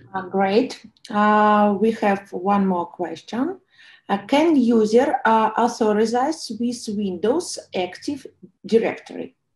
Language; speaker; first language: English; non-native, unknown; Russian